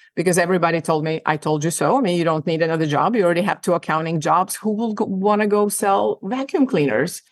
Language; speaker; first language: English; non-native, fluent; Ukrainian